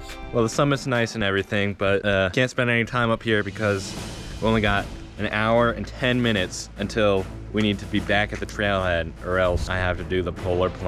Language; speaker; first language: English; native; English